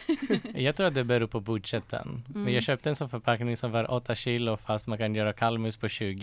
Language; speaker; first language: Swedish; non-native, fluent; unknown